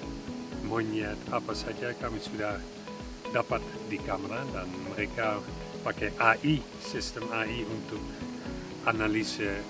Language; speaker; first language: Indonesian; non-native, fluent; Dutch